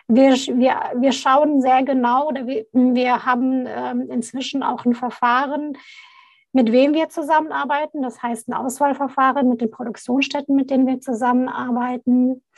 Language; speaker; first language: German; non-native, fluent; Arabic